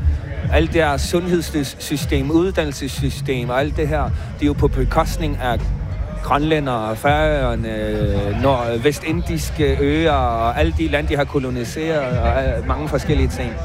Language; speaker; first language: Danish; non-native, local second language; Kalaallisut